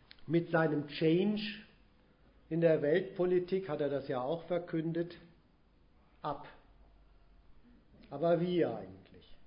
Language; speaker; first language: German; native; German